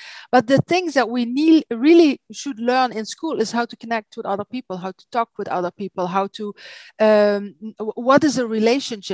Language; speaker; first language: English; non-native, fluent; Dutch